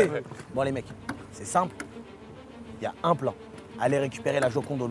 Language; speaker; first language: French; native; French